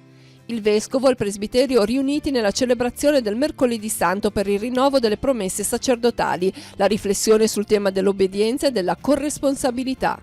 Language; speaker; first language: Italian; native; Italian